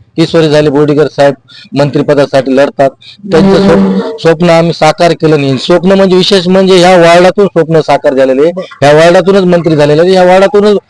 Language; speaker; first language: Marathi; native; Marathi